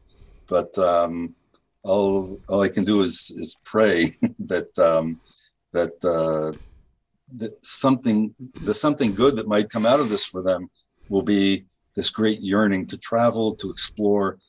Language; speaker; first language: English; native; English